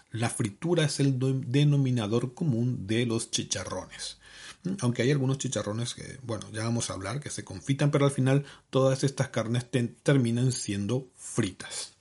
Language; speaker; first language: Spanish; native; Spanish